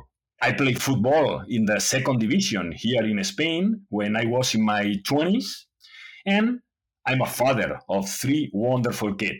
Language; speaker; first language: English; non-native, fluent; Spanish